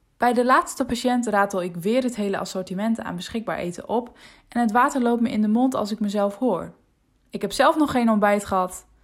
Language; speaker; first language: Dutch; non-native, local second language; Western Frisian